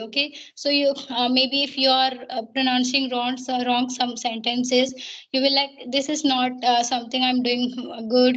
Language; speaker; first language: English; non-native, learner; Hindi